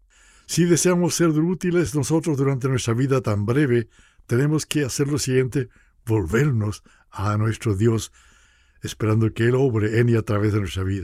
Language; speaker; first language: Spanish; non-native, fluent; English